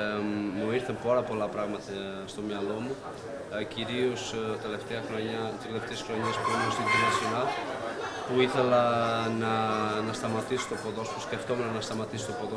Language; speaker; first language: Greek; non-native, fluent; Portuguese